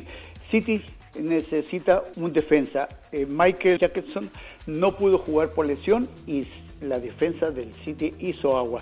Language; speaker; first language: Spanish; native; Spanish